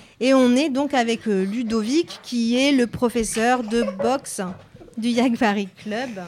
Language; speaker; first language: French; native; French